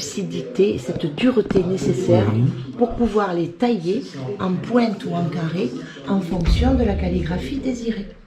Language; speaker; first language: French; native; French